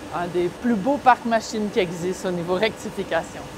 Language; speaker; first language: French; native; French